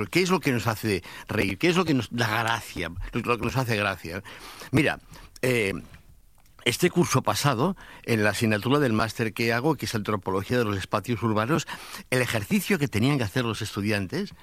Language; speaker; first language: Spanish; native; Spanish